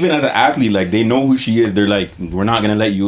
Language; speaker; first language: English; native; English